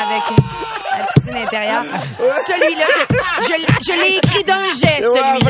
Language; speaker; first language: French; native; French